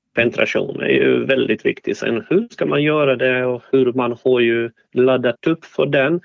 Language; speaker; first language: Swedish; non-native, fluent; Bosnian